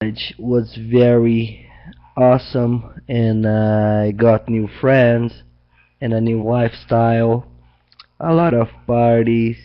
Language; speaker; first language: English; non-native, learner; Portuguese